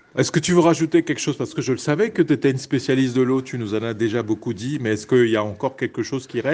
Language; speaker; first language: French; native; French